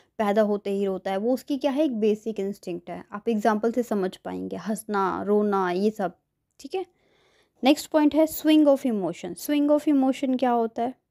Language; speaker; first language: Hindi; native; Hindi